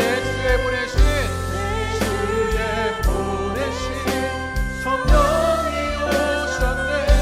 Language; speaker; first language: Korean; native; Korean